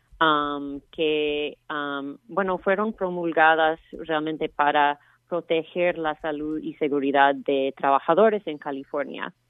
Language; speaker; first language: Spanish; non-native, fluent; English